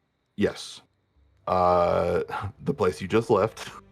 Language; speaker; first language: English; native; English